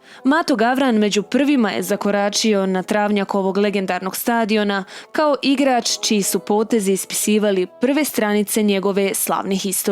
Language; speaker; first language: Bosnian; native; Bosnian